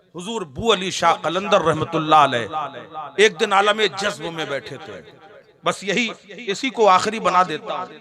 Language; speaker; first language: Urdu; native; Urdu